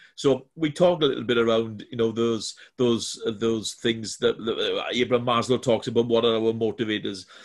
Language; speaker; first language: English; native; English